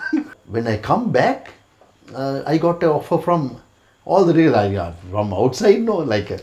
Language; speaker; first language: English; non-native, local second language; Sinhala